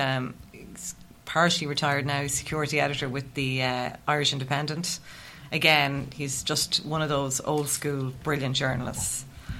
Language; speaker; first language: English; native; English